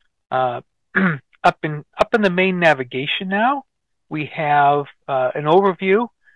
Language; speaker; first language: English; native; English